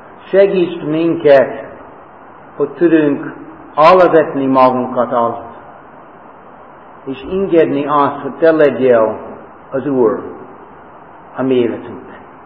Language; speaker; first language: Hungarian; non-native, fluent; English